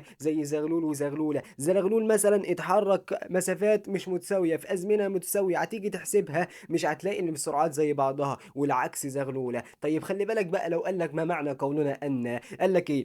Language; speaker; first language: Arabic; native; Arabic